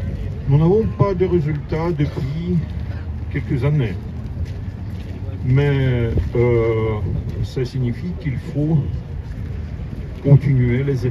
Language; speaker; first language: French; non-native, learner; Russian